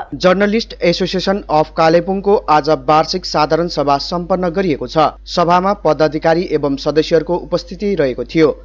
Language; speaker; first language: Nepali; native; Nepali